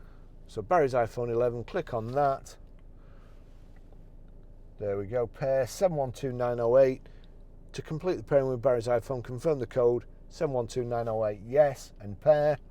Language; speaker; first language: English; native; English